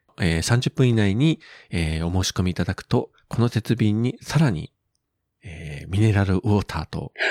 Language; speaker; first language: Japanese; native; Japanese